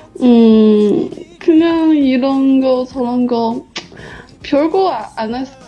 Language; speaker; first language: Korean; non-native, learner; Chinese